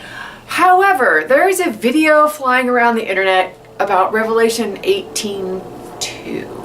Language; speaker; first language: English; native; English